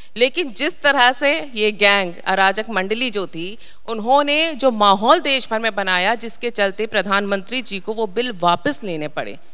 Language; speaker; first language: Hindi; native; Hindi